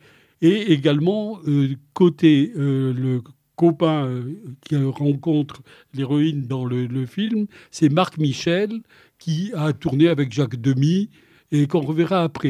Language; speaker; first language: French; native; French